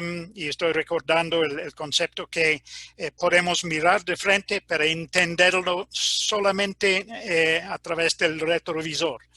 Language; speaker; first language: Spanish; non-native, fluent; English